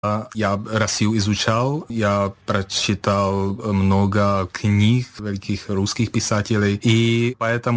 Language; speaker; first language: Russian; non-native, fluent; Czech